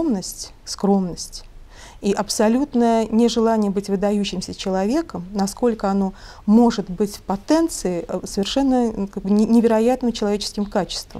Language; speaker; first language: Russian; native; Russian